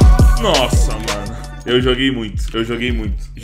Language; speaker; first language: Portuguese; native; Portuguese